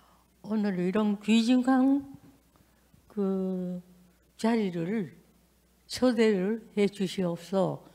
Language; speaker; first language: Korean; non-native, learner; Japanese